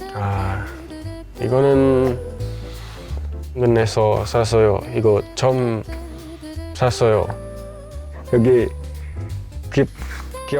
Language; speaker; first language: Korean; non-native, learner; Indonesian